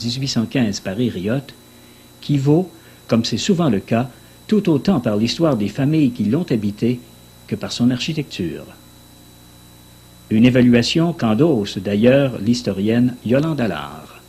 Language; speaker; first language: French; native; French